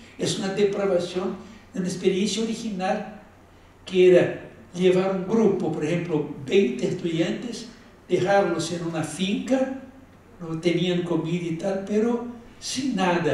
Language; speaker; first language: Spanish; non-native, fluent; Portuguese